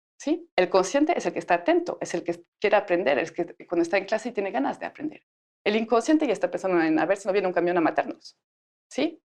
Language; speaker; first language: Spanish; non-native, fluent; French